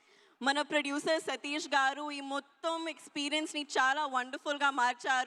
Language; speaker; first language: Telugu; non-native, learner; Hindi